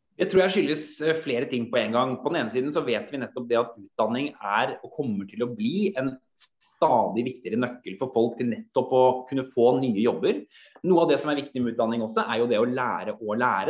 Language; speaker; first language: Norwegian; native; Norwegian